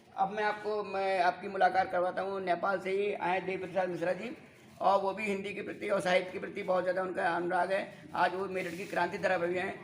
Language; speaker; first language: Hindi; native; Hindi